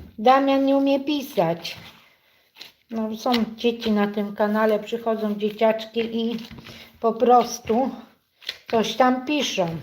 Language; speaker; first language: Polish; native; Polish